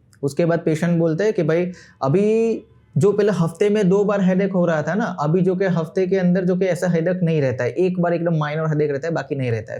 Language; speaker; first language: Hindi; non-native, local second language; Gujarati